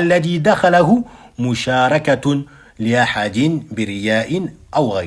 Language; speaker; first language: Arabic; non-native, fluent; French